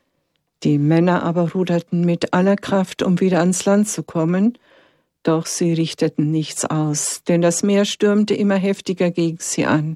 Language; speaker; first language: German; native; German